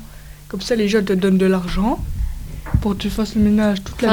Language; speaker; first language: French; native; French